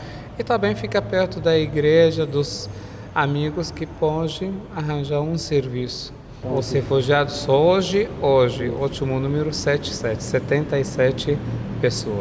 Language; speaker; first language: Portuguese; non-native, fluent; Arabic